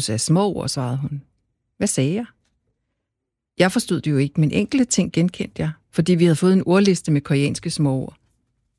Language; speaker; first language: Danish; non-native, local second language; Korean